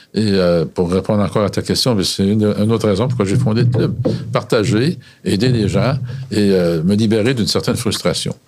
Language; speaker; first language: French; native; French